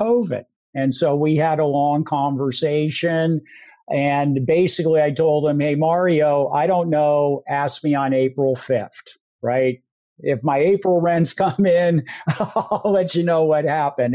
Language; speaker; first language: English; native; English